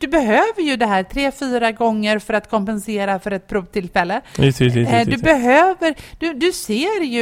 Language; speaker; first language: Swedish; native; Swedish